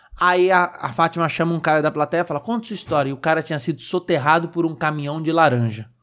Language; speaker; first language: Portuguese; native; Portuguese